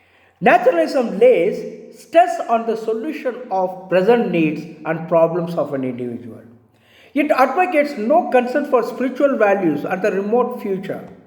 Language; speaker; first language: English; non-native, local second language; Tamil